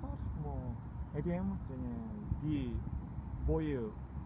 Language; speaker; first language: Kazakh; non-native, learner; Korean